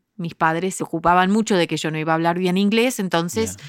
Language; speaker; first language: Spanish; early bilingual, heritage; Spanish